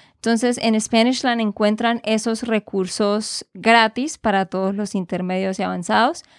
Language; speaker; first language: Spanish; native; Spanish